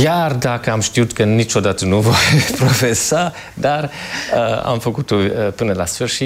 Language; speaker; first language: Romanian; non-native, fluent; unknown